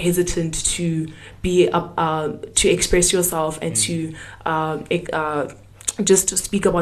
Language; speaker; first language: English; native; English